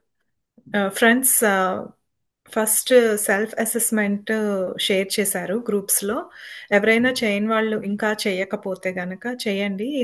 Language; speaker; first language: Telugu; native; Telugu